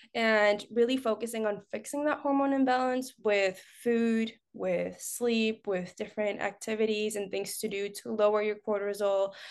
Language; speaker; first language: English; early bilingual, other home language; Spanish